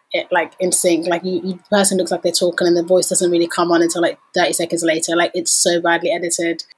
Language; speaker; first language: English; early bilingual, other home language; Danish